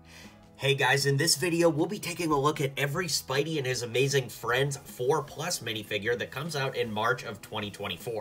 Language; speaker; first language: English; native; English